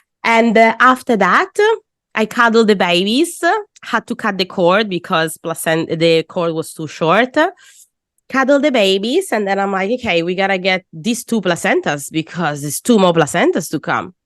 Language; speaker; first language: English; non-native, fluent; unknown